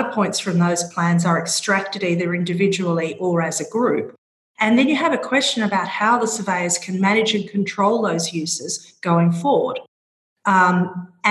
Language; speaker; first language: English; native; English